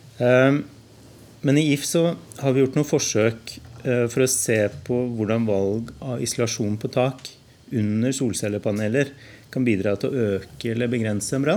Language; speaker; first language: Norwegian; native; Norwegian